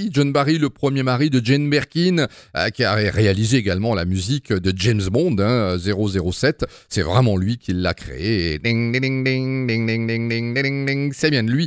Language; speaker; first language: French; native; French